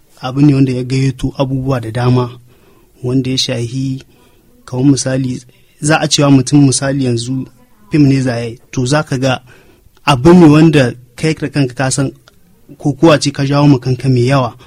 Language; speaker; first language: Hausa; native; Hausa